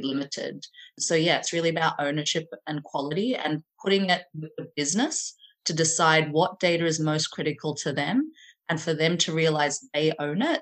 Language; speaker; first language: English; native; English